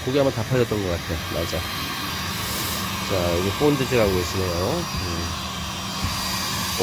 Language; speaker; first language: Korean; native; Korean